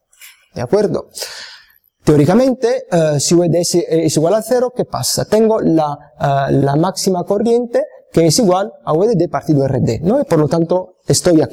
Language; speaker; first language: Spanish; non-native, fluent; Italian